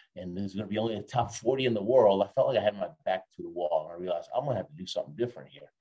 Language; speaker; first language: English; early bilingual, other home language; Spanish